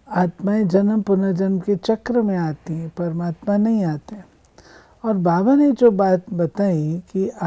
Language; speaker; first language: Hindi; native; Hindi